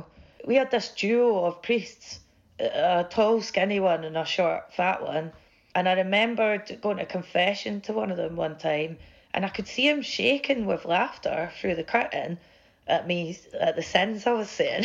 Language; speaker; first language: English; native; English